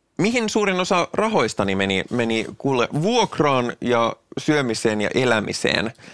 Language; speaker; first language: Finnish; native; Finnish